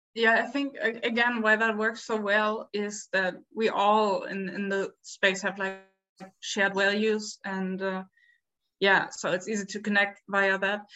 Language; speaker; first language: English; non-native, fluent; German